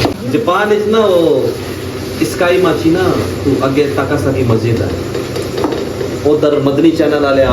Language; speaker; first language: Urdu; native; Urdu